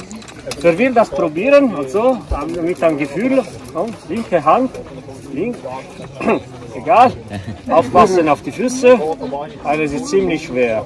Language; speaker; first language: German; non-native, fluent; Italian